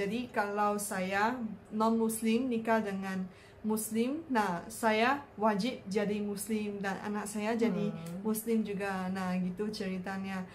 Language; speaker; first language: Indonesian; non-native, fluent; Chinese